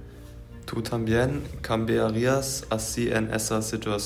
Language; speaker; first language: Spanish; non-native, learner; German